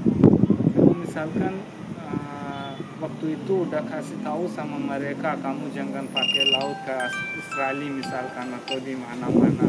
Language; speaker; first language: Indonesian; non-native, learner; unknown